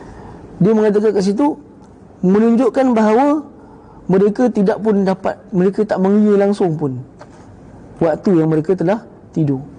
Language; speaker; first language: Malay; native; Malay